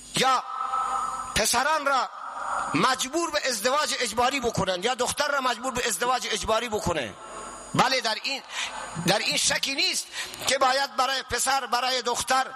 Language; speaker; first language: Persian; non-native, local second language; Baluchi